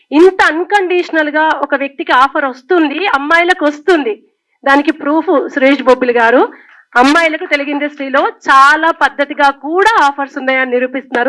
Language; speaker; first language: Telugu; native; Telugu